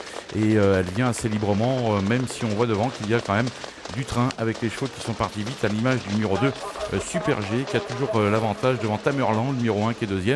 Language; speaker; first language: French; native; French